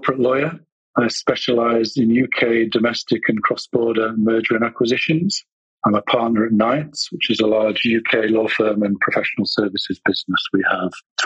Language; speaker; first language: English; native; English